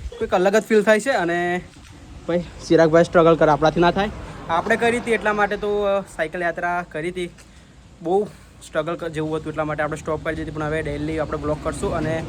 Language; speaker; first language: Gujarati; native; Gujarati